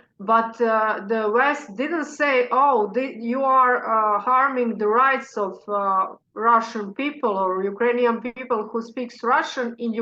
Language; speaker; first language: English; non-native, fluent; Serbian